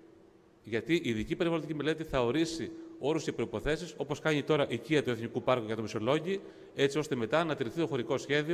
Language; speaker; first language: Greek; native; Greek